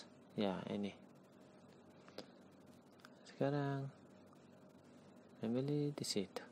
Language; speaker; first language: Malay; non-native, learner; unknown